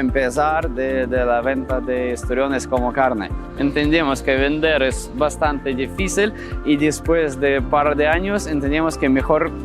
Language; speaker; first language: Spanish; non-native, learner; Russian